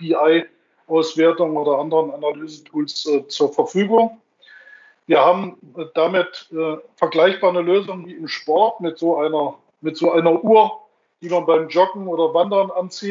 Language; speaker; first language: German; native; German